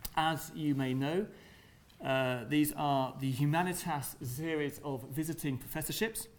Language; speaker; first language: English; native; English